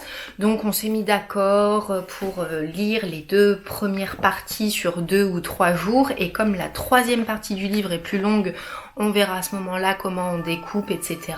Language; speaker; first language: French; native; French